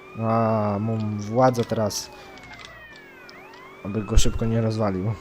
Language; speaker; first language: Polish; native; Polish